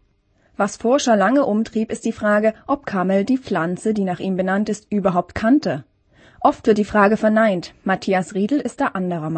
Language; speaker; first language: German; native; German